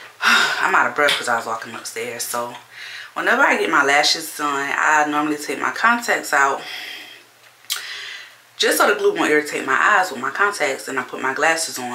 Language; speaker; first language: English; native; English